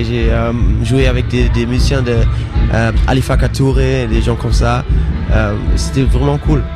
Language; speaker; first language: French; non-native, fluent; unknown